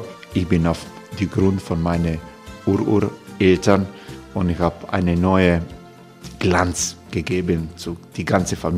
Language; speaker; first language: German; non-native, fluent; Croatian